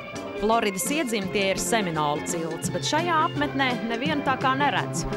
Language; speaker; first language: Latvian; native; Latvian